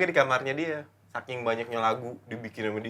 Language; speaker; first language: Indonesian; native; Indonesian